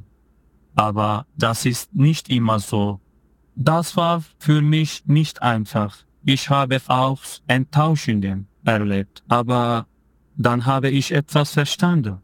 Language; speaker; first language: German; non-native, fluent; Turkish